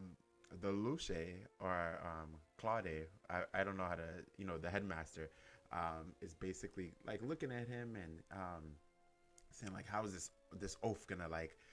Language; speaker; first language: English; native; English